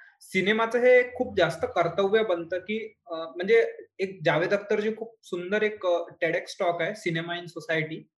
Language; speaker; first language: Marathi; native; Marathi